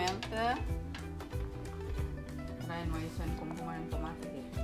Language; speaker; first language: Dutch; non-native, learner; Indonesian